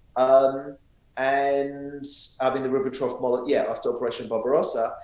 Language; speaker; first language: English; native; English